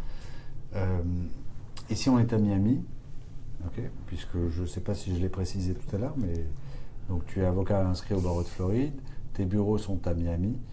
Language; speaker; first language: French; native; French